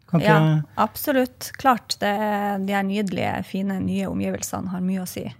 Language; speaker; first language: Norwegian; native; Norwegian